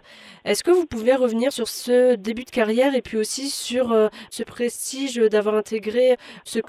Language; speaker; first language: French; native; French